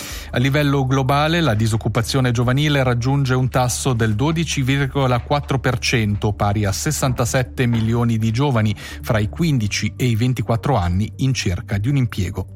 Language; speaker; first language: Italian; native; Italian